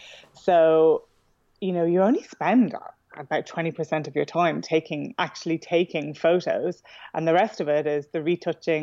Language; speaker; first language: English; native; English